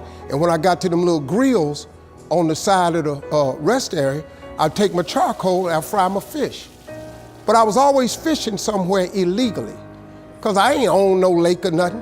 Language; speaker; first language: English; native; English